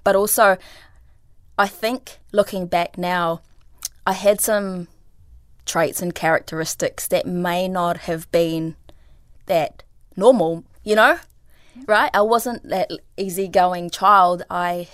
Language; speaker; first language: English; early bilingual, other home language; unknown